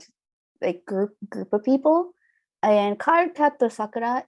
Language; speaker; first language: English; non-native, fluent; Japanese